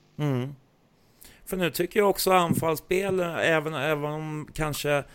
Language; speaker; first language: Swedish; native; Swedish